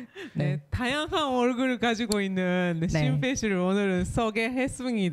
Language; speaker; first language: Korean; non-native, fluent; Japanese